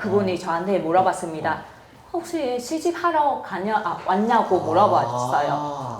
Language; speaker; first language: Korean; non-native, fluent; Vietnamese